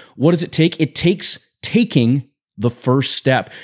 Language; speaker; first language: English; native; English